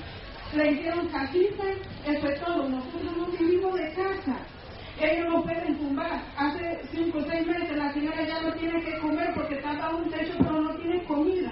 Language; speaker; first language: Spanish; non-native, local second language; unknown